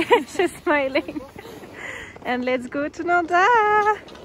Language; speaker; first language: English; non-native, fluent; French